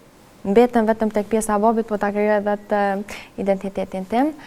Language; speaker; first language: Albanian; native; Albanian